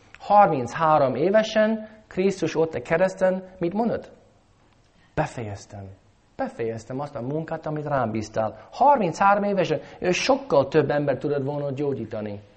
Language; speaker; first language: Hungarian; non-native, fluent; English